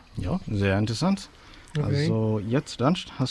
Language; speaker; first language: German; non-native, learner; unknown